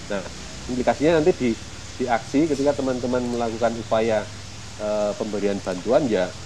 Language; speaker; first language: Indonesian; native; Indonesian